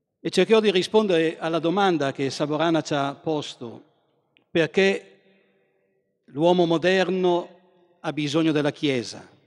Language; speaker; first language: Italian; native; Italian